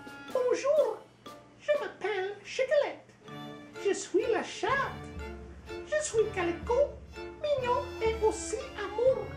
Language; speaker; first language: French; non-native, learner; English